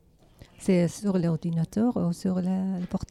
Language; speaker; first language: French; non-native, learner; Arabic